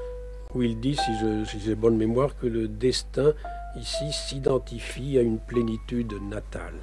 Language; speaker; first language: French; native; French